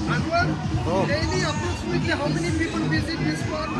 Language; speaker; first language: English; non-native, learner; Malayalam